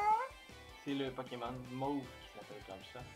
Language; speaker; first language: French; native; French